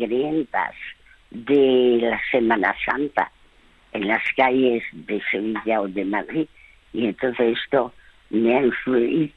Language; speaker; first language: Spanish; early bilingual, other home language; French